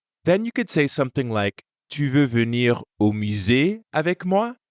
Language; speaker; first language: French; non-native, fluent; English